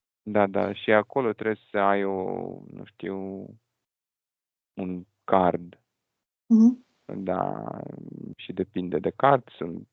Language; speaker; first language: Romanian; non-native, fluent; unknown